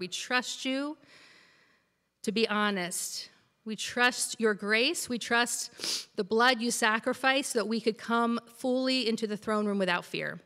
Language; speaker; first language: English; native; English